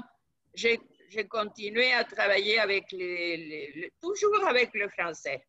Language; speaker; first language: French; non-native, fluent; Spanish